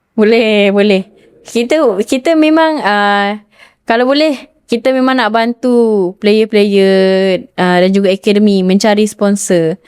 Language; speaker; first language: Malay; native; Malay